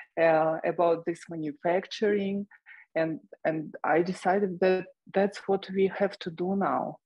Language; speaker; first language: English; non-native, fluent; Russian